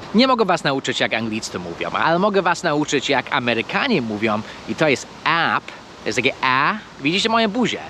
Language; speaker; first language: Polish; non-native, fluent; English